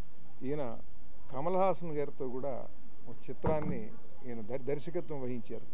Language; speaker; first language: Telugu; native; Telugu